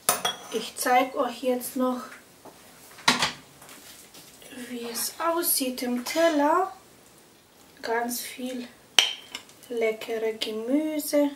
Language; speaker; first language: German; non-native, fluent; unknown